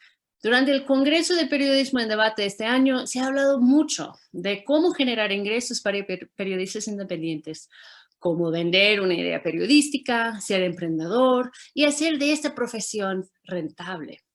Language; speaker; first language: Spanish; non-native, fluent; English